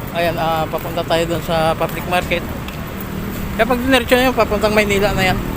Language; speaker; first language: Filipino; native; Filipino